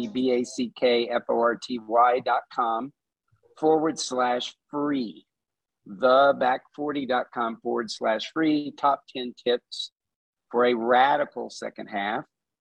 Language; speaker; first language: English; native; English